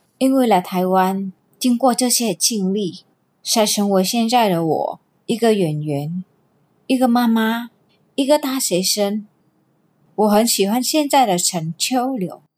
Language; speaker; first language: Chinese; non-native, fluent; Vietnamese